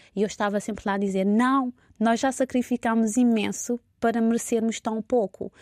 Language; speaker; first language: Portuguese; non-native, local second language; Kabuverdianu